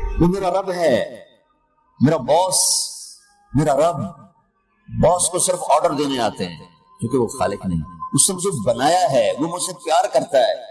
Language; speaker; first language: Urdu; non-native, local second language; Punjabi